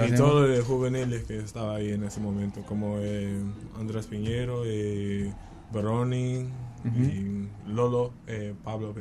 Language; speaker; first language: Spanish; non-native, learner; English